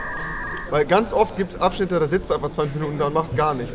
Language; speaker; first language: German; native; German